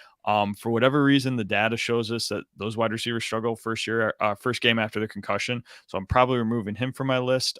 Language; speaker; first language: English; native; English